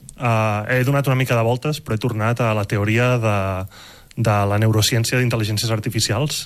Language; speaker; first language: Catalan; native; Catalan